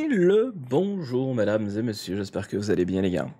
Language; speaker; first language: French; native; French